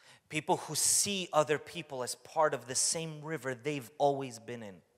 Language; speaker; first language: English; early bilingual, other home language; Romanian